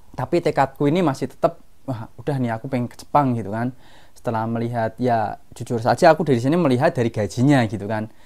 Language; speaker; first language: Indonesian; non-native, local second language; Javanese